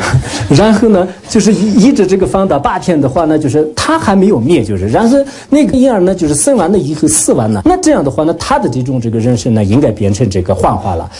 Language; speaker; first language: Chinese; non-native, local second language; Tibetan